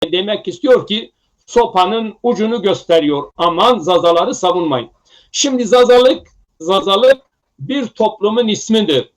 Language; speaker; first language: Turkish; non-native, local second language; Zaza